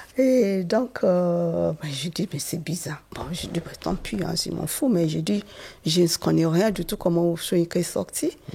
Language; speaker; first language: French; non-native, fluent; Yoruba